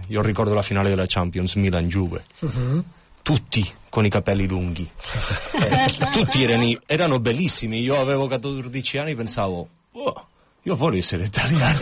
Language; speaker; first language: Italian; non-native, fluent; Catalan